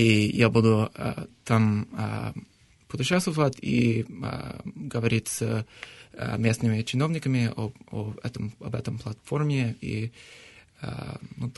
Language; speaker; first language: Russian; non-native, fluent; English